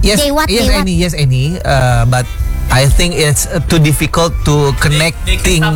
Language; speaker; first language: English; non-native, fluent; Indonesian